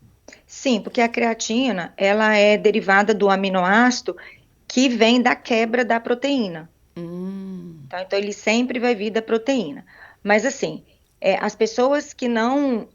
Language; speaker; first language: Portuguese; native; Portuguese